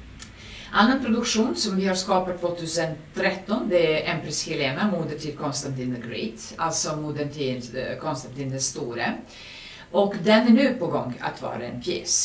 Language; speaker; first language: Swedish; non-native, fluent; Serbian